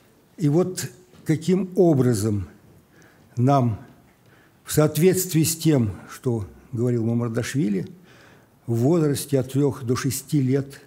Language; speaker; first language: Russian; native; Russian